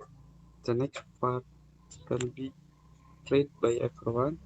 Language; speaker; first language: English; non-native, learner; Indonesian